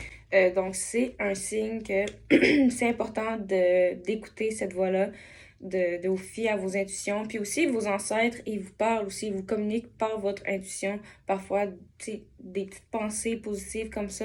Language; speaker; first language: French; native; French